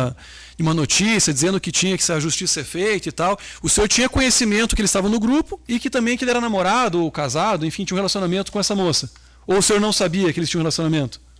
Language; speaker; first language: Portuguese; native; Portuguese